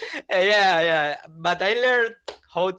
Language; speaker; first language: English; non-native, learner; Spanish